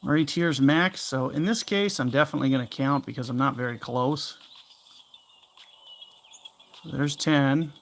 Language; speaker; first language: English; native; English